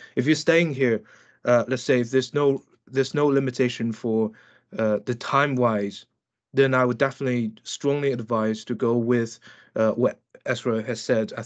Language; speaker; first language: English; non-native, fluent; Chinese